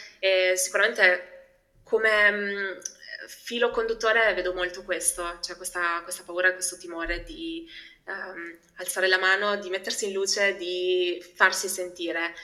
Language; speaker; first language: Italian; early bilingual, other home language; Albanian